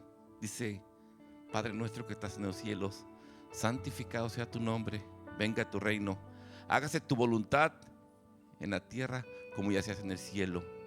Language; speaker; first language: Spanish; native; Spanish